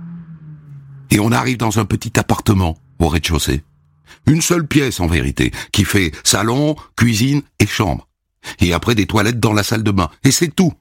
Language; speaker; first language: French; native; French